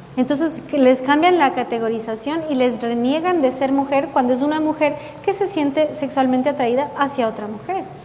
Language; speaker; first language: Spanish; early bilingual, heritage; Spanish